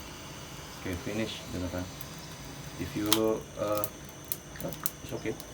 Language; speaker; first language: English; non-native, learner; Indonesian